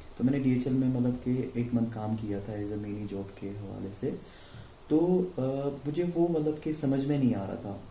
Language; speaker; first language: Urdu; non-native, local second language; Sindhi